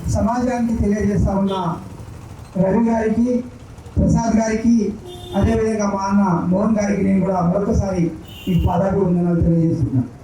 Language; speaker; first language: Telugu; non-native, local second language; Lambadi